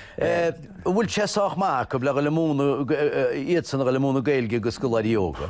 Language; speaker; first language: Irish; native; Irish